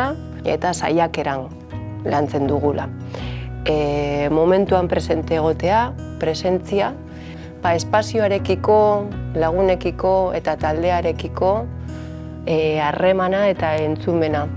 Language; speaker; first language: Basque; native; Basque